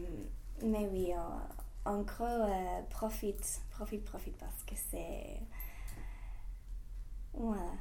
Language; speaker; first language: French; non-native, fluent; English